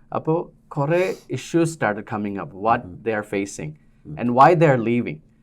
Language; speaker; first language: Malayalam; early bilingual, heritage; Malayalam